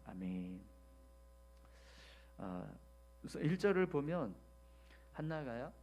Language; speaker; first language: Korean; native; Korean